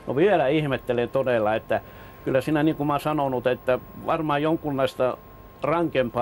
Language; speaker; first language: Finnish; native; Finnish